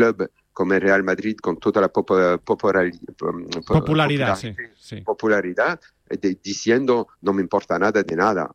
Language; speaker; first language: Spanish; non-native, fluent; Italian